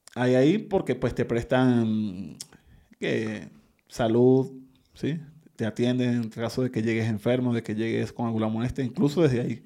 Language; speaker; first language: Spanish; native; Spanish